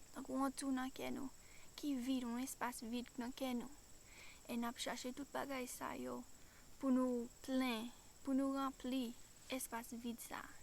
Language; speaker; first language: Haitian Creole; non-native, fluent; English